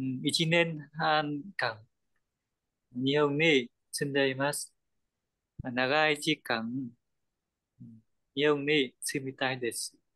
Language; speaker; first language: Japanese; non-native, learner; Vietnamese